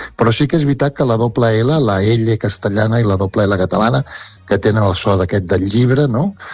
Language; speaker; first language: Catalan; native; Catalan